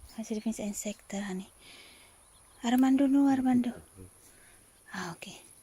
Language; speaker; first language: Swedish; non-native, learner; Filipino